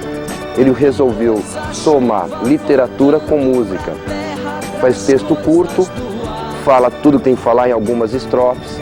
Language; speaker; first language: Portuguese; native; Portuguese